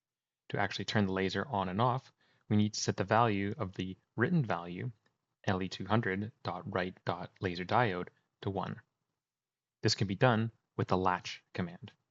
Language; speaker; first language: English; native; English